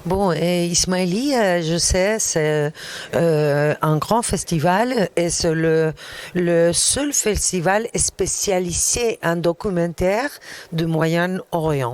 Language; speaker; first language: French; non-native, fluent; Arabic